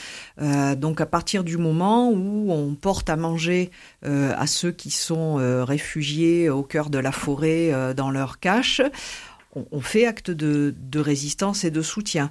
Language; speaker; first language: French; native; French